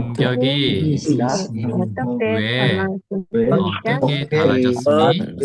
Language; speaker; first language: Korean; non-native, fluent; Khmer